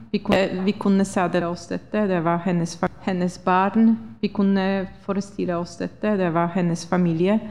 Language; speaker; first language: Norwegian; non-native, fluent; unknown